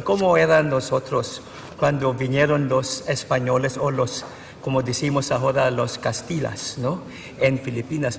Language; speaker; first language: Spanish; non-native, fluent; Filipino